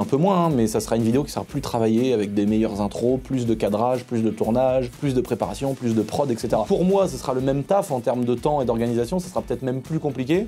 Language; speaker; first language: French; native; French